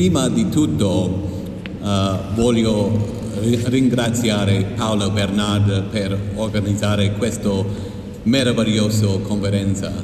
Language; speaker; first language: Italian; non-native, learner; English